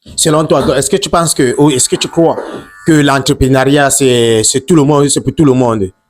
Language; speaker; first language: French; non-native, local second language; English